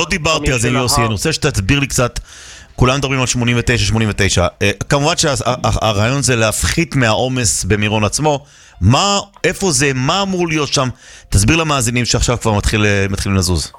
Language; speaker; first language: Hebrew; native; Hebrew